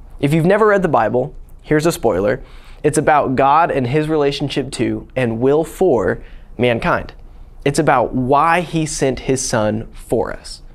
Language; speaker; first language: English; native; English